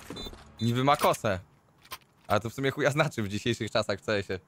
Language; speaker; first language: Polish; native; Polish